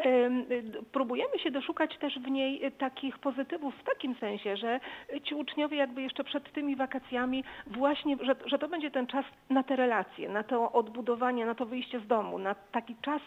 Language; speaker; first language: Polish; native; Polish